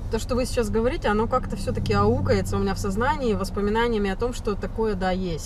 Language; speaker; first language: Russian; native; Russian